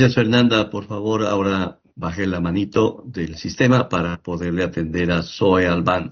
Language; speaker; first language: Spanish; native; Spanish